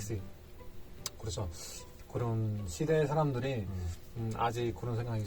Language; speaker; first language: Korean; non-native, learner; Spanish